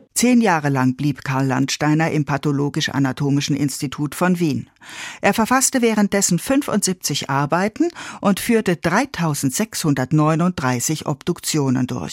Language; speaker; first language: German; native; German